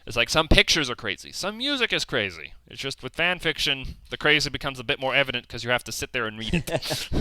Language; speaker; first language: English; native; English